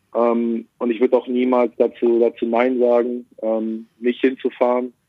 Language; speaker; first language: German; native; German